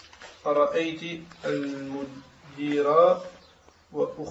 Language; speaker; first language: Arabic; non-native, learner; French